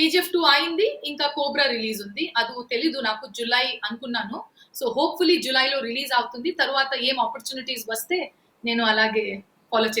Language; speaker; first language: Telugu; non-native, local second language; Kannada